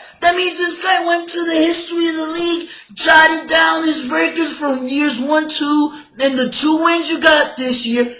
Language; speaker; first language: English; native; English